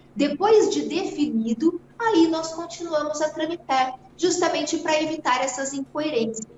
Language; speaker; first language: Portuguese; native; Portuguese